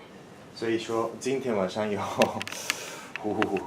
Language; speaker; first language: Chinese; non-native, fluent; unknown